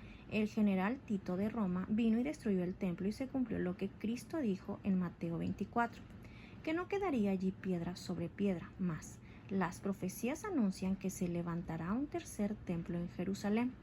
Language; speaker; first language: Spanish; native; Spanish